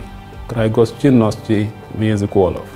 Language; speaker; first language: Polish; non-native, fluent; Wolof